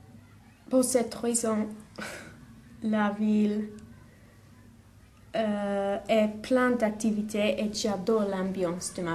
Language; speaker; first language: French; non-native, learner; English